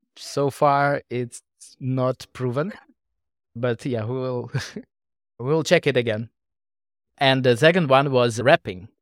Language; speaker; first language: English; non-native, fluent; Russian